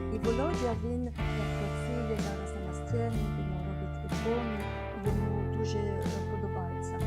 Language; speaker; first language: Ukrainian; non-native, fluent; French